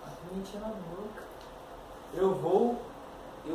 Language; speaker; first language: Portuguese; native; Portuguese